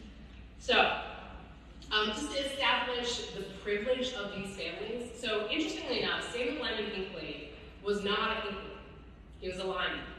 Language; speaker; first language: English; native; English